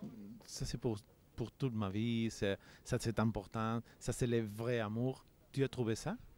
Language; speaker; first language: French; non-native, fluent; Spanish